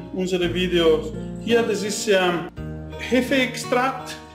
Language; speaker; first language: German; non-native, fluent; Italian